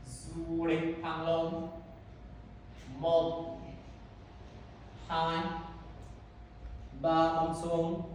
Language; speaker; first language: Vietnamese; non-native, learner; Indonesian